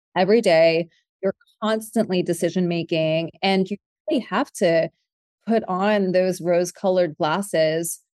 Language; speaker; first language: English; native; English